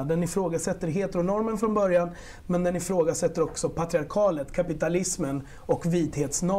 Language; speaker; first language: Swedish; early bilingual, other home language; Spanish